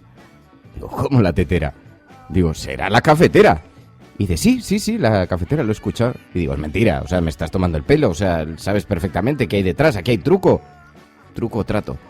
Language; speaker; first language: Spanish; native; Spanish